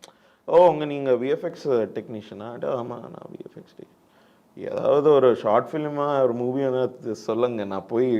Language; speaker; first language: Tamil; non-native, learner; Telugu